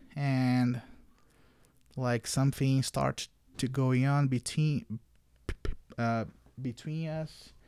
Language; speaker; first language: English; non-native, fluent; Portuguese